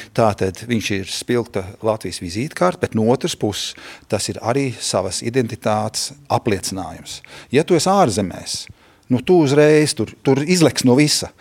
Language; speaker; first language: Latvian; early bilingual, heritage; Latvian